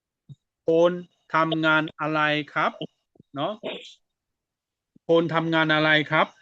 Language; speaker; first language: Thai; non-native, fluent; Burmese